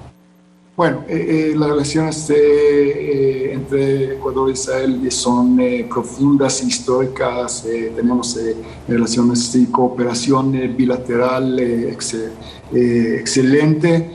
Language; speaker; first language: Spanish; non-native, fluent; Hebrew